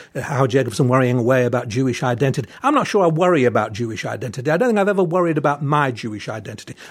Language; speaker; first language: English; native; English